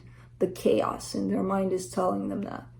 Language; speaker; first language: English; native; English